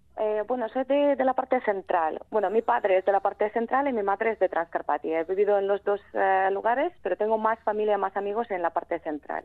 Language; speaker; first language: Spanish; non-native, fluent; Ukrainian